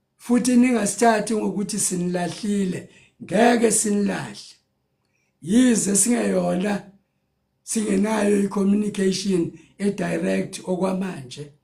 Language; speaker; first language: Zulu; native; Zulu